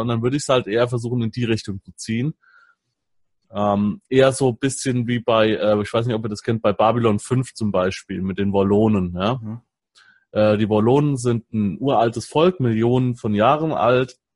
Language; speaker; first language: German; native; German